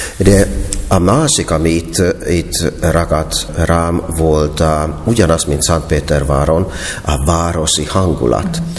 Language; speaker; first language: Hungarian; non-native, fluent; Finnish